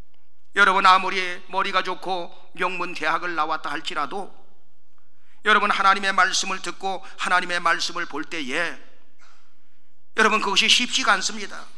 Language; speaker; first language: Korean; native; Korean